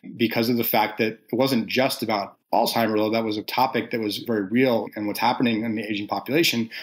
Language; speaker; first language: English; native; English